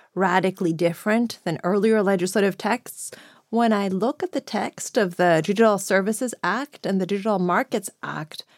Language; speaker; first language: English; non-native, fluent; Greek